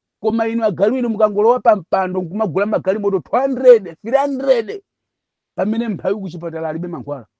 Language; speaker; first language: Nyanja; non-native, local second language; Tumbuka